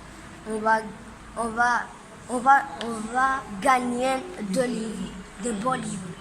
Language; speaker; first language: French; non-native, local second language; Comorian